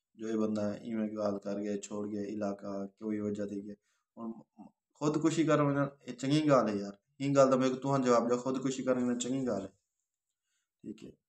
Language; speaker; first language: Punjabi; non-native, local second language; Saraiki